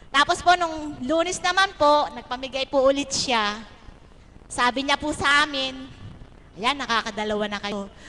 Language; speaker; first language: Filipino; native; Filipino